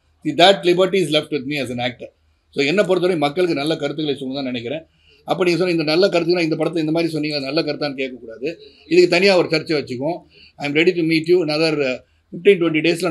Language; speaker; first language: Tamil; native; Tamil